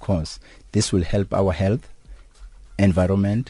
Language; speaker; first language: English; non-native, local second language; Xhosa